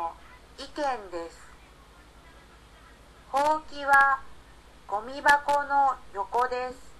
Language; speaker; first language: Japanese; non-native, learner; Indonesian